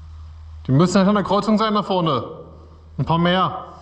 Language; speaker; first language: German; native; German